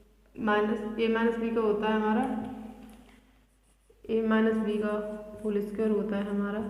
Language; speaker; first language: Hindi; native; Hindi